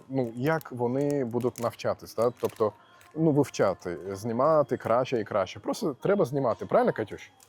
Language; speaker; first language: Ukrainian; non-native, fluent; Turkish